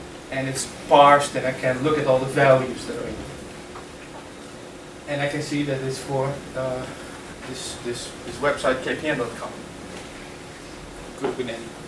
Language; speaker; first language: English; non-native, fluent; Dutch